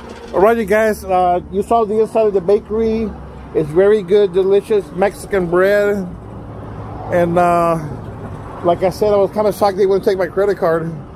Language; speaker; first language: English; early bilingual, other home language; Spanish